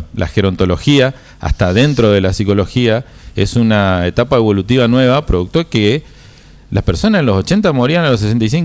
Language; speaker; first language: Spanish; native; Spanish